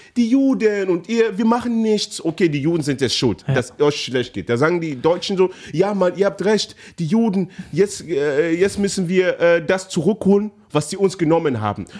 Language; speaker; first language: German; early bilingual, other home language; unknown